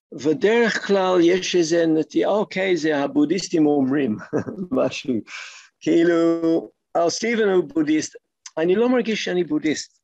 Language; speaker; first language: Hebrew; non-native, fluent; English